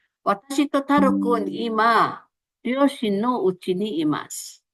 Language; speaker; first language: Japanese; non-native, fluent; Filipino